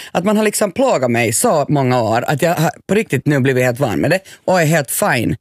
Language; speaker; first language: Swedish; native; Swedish